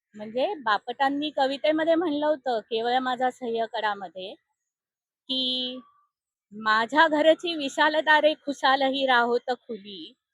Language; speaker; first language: Marathi; native; Marathi